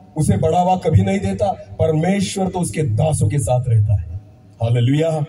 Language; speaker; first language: Hindi; non-native, local second language; Marathi